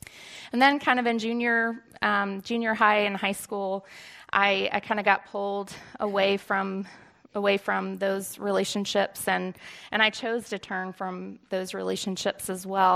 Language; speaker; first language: English; native; English